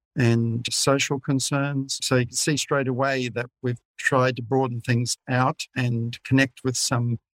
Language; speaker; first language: English; native; English